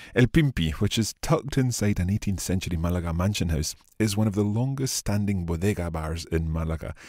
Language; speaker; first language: English; native; English